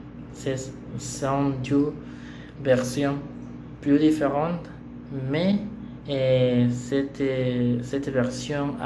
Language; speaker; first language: French; non-native, learner; Spanish